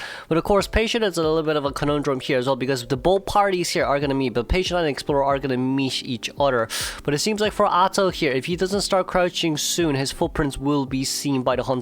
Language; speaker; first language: English; non-native, fluent; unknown